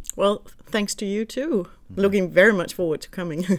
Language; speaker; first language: English; non-native, fluent; Danish